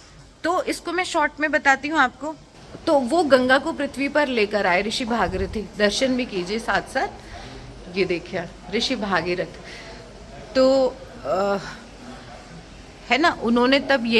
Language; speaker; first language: Hindi; native; Hindi